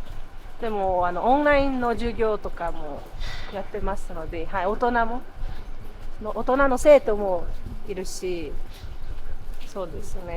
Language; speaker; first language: Japanese; non-native, fluent; Portuguese